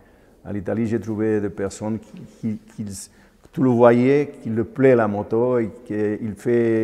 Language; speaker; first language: French; non-native, fluent; Spanish